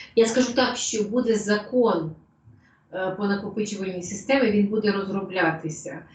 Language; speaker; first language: Ukrainian; non-native, local second language; Russian